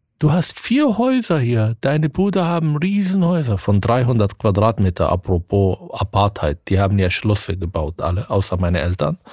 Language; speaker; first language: German; non-native, fluent; Arabic